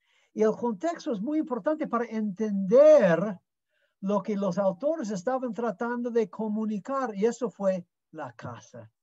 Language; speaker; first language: Spanish; non-native, fluent; English